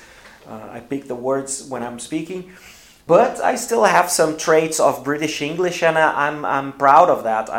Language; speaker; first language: English; non-native, fluent; Portuguese